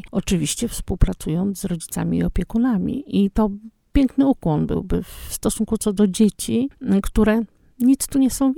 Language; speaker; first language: Polish; native; Polish